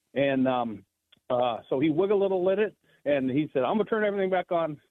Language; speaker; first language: English; native; English